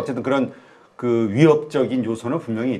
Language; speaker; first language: Korean; native; Korean